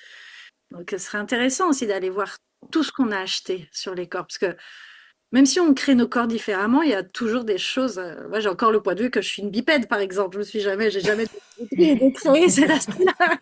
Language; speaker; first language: French; native; French